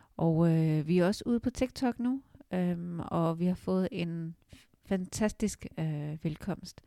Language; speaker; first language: Danish; native; Danish